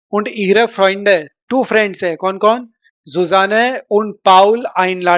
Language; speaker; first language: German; non-native, fluent; Hindi